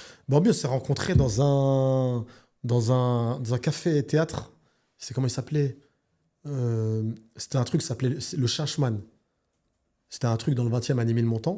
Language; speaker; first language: French; native; French